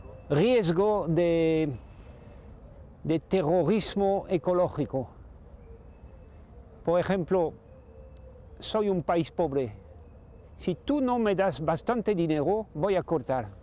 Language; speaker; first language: Spanish; non-native, fluent; French